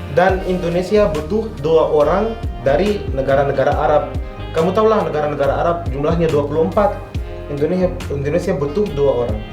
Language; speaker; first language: Indonesian; non-native, fluent; Arabic